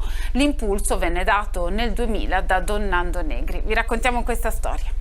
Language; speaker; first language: Italian; native; Italian